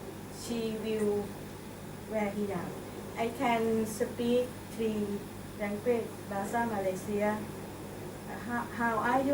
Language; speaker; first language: English; non-native, learner; Thai